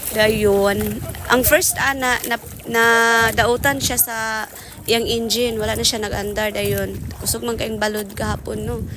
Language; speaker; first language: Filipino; non-native, local second language; Cebuano